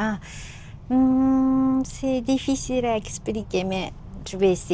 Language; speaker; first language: French; non-native, learner; Japanese